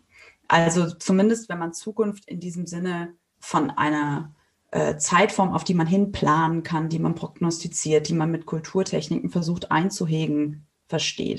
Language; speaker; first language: German; native; German